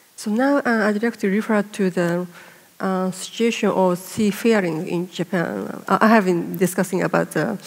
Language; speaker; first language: English; non-native, fluent; Japanese